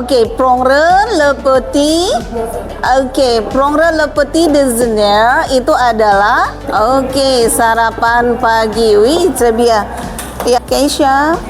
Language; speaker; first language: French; non-native, learner; Indonesian